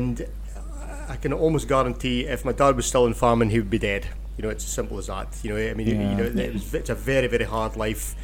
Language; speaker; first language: English; native; English